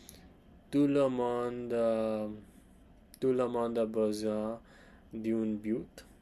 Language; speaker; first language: French; non-native, learner; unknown